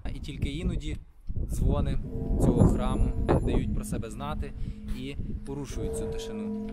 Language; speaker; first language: Ukrainian; native; Ukrainian